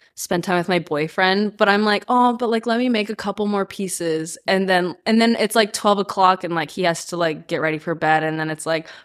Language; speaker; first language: English; early bilingual, other home language; Spanish